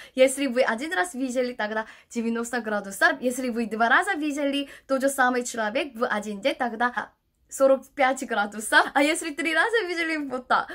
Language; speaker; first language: Russian; non-native, learner; Korean